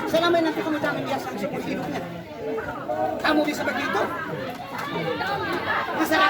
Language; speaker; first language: Indonesian; non-native, local second language; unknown